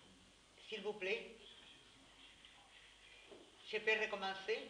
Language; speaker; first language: French; non-native, learner; Spanish